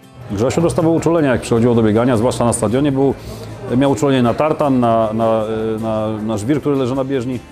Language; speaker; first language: Polish; native; Polish